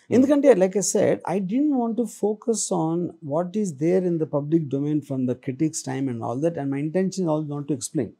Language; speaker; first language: English; non-native, local second language; Telugu